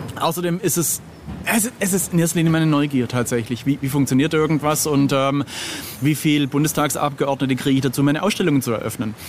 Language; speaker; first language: German; native; German